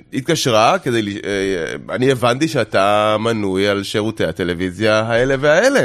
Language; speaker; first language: Hebrew; native; Hebrew